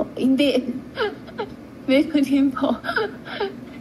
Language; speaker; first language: Filipino; non-native, learner; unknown